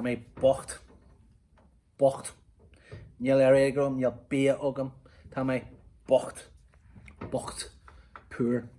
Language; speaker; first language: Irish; non-native, local second language; English